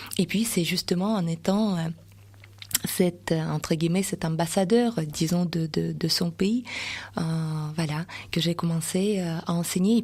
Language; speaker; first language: French; non-native, fluent; Russian